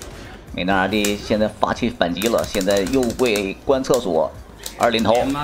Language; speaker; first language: Chinese; native; Chinese